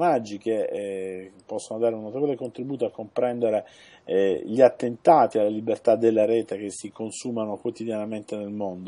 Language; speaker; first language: Italian; native; Italian